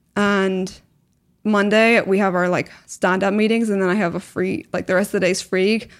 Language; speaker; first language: English; native; English